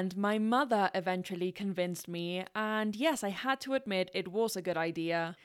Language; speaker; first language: English; non-native, fluent; Spanish